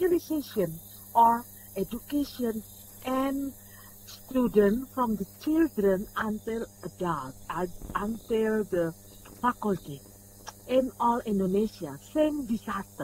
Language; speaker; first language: English; non-native, learner; Indonesian